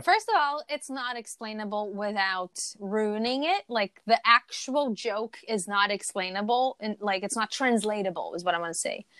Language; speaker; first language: English; non-native, fluent; Portuguese